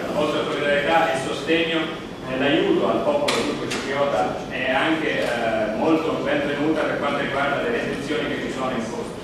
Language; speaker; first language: Italian; native; Italian